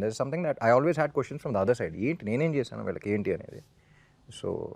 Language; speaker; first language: Telugu; native; Telugu